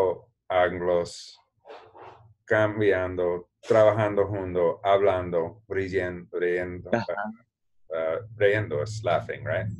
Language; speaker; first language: Spanish; non-native, learner; English